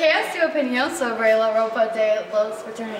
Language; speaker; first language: Spanish; non-native, learner; English